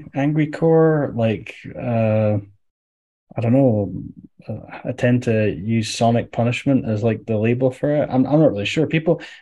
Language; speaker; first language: English; native; English